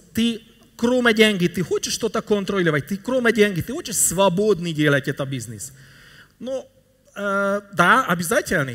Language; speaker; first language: Russian; non-native, learner; Hungarian